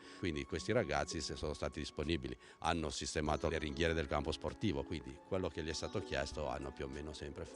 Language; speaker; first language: Italian; native; Italian